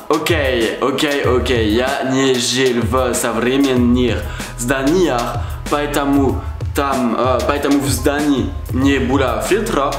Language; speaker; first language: Russian; non-native, learner; French